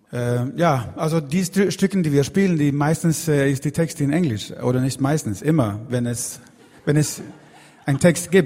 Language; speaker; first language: German; non-native, learner; Swedish